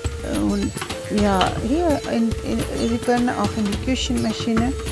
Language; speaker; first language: German; non-native, learner; Tulu